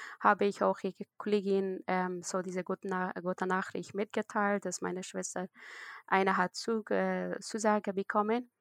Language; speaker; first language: German; non-native, learner; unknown